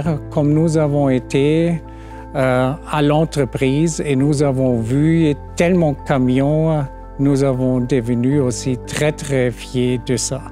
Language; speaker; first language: French; non-native, fluent; German